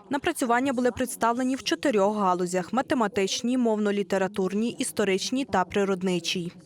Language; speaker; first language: Ukrainian; native; Ukrainian